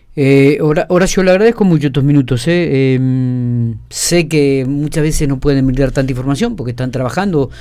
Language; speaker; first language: Spanish; native; Spanish